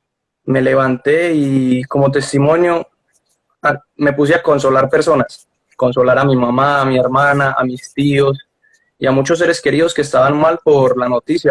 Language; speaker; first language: Spanish; native; Spanish